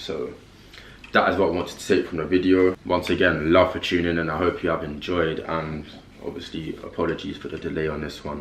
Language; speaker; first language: English; native; English